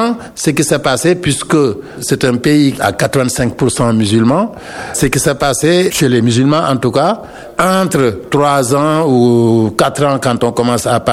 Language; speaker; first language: French; non-native, local second language; Wolof